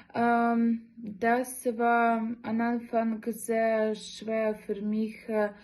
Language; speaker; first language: German; non-native, learner; Ukrainian